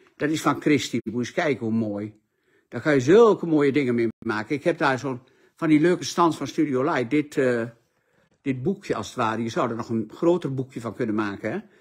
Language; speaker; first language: Dutch; native; Dutch